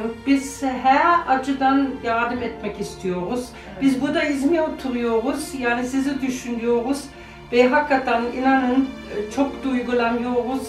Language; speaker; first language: Turkish; non-native, learner; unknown